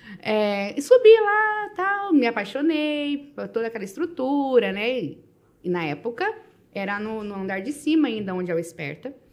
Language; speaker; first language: Portuguese; native; Portuguese